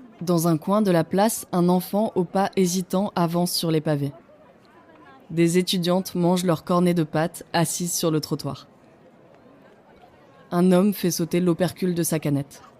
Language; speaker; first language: French; native; French